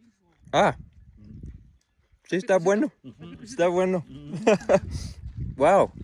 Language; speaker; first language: Spanish; non-native, learner; English